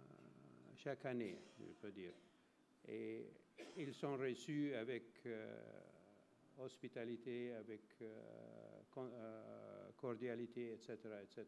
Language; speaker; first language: French; non-native, fluent; Arabic